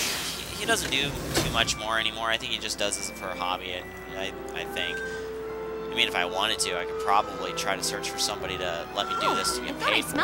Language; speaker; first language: English; native; English